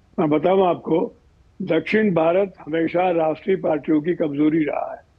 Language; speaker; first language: Hindi; non-native, local second language; Telugu